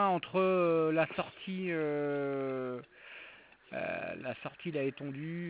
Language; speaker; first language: French; native; French